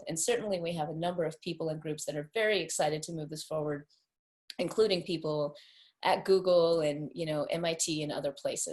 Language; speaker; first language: English; native; English